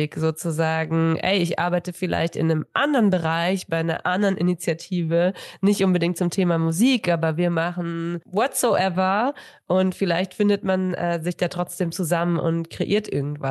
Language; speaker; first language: German; native; German